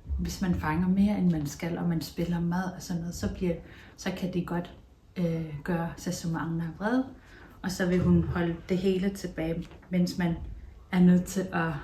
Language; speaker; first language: Danish; non-native, local second language; Kalaallisut